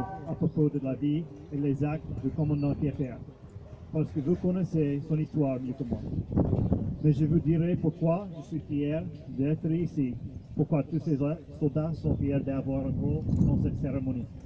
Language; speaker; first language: French; non-native, fluent; English